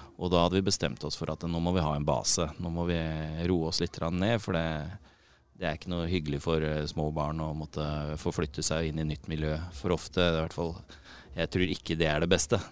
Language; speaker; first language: Norwegian; native; Norwegian